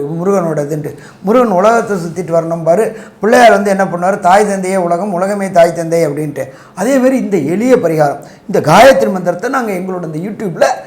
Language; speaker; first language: Tamil; native; Tamil